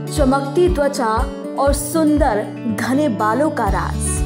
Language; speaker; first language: Hindi; native; Hindi